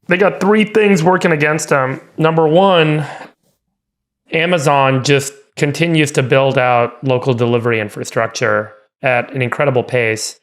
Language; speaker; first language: English; native; English